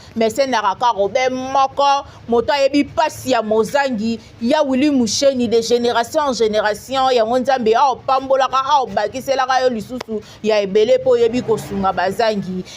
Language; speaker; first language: Lingala; native; Lingala